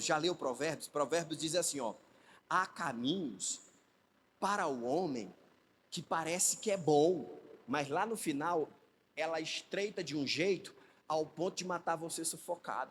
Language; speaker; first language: Portuguese; native; Portuguese